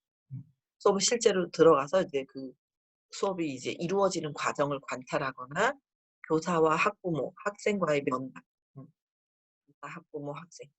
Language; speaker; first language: Korean; native; Korean